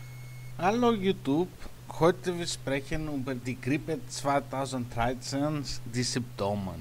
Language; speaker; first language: German; non-native, learner; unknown